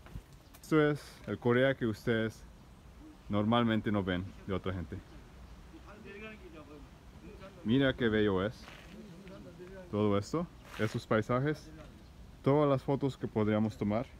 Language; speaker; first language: Spanish; early bilingual, heritage; Spanish